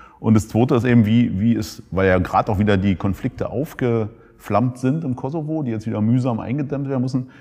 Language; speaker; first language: German; native; German